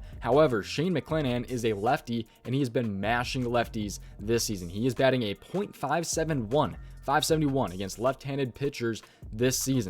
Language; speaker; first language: English; native; English